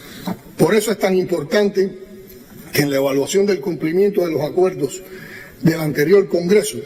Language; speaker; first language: Spanish; native; Spanish